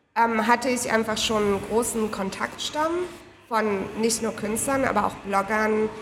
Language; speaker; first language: German; native; German